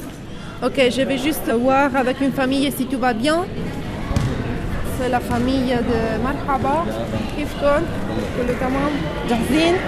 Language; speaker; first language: French; non-native, fluent; Italian